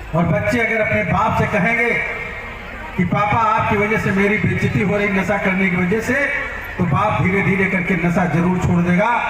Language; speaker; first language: Hindi; native; Hindi